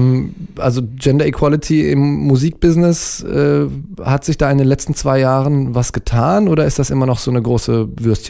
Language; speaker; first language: German; native; German